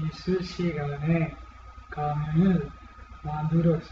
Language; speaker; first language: Korean; non-native, learner; Spanish